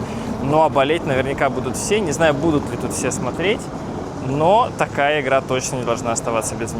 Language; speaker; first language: Russian; native; Russian